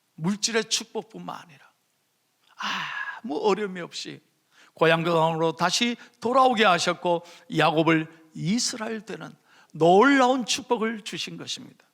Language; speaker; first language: Korean; native; Korean